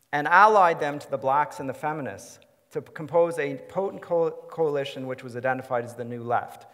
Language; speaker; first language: English; native; English